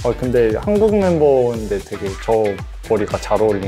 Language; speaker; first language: Korean; native; Korean